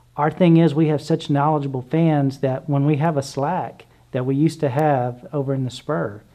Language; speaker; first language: English; native; English